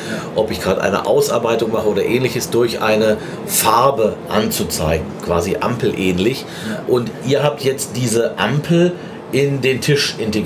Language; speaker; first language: German; native; German